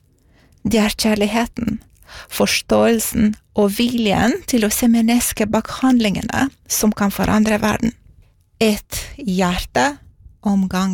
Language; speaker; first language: Norwegian; non-native, fluent; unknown